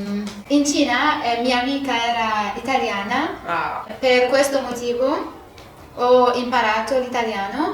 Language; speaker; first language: Italian; non-native, learner; Arabic